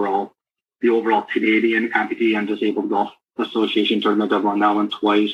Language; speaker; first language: English; native; English